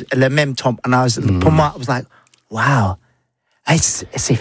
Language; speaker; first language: French; non-native, learner; English